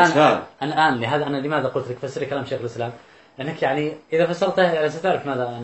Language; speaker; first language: Arabic; native; Arabic